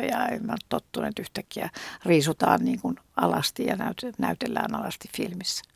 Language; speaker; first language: Finnish; native; Finnish